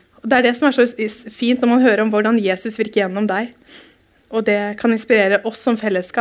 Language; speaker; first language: Norwegian; native; Norwegian